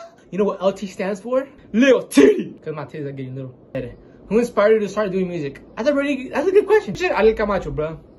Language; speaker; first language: English; early bilingual, other home language; Spanish